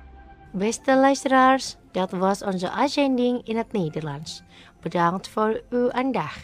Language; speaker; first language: Dutch; non-native, local second language; Indonesian